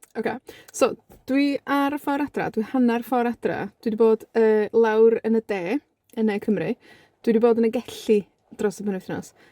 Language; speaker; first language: Welsh; native; Welsh